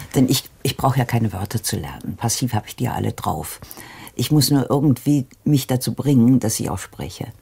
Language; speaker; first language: German; native; German